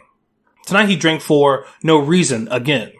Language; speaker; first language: English; native; English